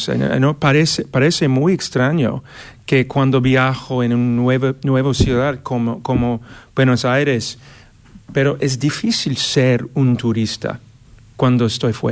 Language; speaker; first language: Spanish; non-native, fluent; English